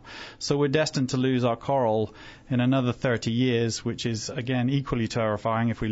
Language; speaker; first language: English; native; English